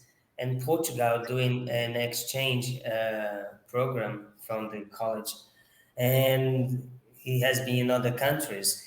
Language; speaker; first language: English; non-native, fluent; Portuguese